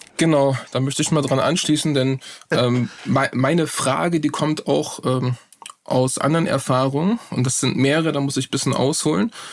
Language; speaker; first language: German; native; German